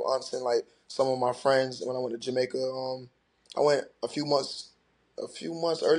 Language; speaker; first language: English; native; English